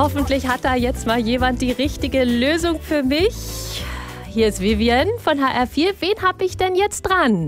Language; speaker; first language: German; native; German